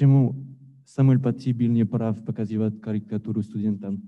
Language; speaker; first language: Russian; non-native, learner; French